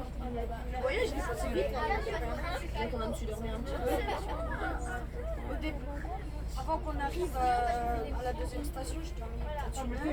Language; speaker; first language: French; native; French